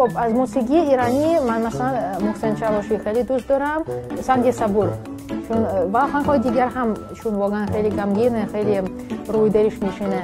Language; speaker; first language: Persian; non-native, fluent; Russian